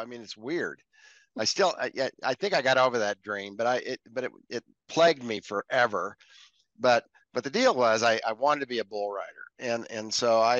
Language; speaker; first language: English; native; English